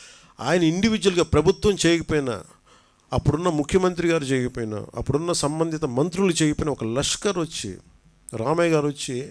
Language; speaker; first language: Telugu; native; Telugu